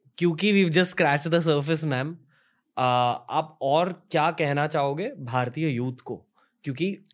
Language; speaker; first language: Hindi; native; Hindi